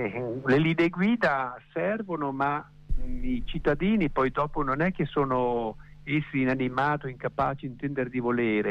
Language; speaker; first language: Italian; native; Italian